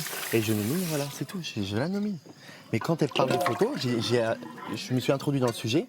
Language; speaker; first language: French; native; French